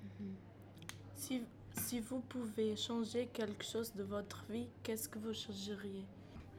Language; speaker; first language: French; non-native, learner; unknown